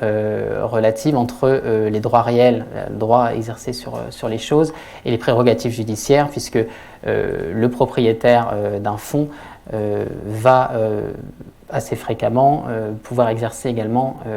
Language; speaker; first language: French; native; French